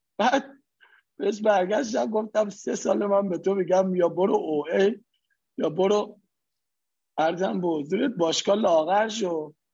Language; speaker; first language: Persian; native; Persian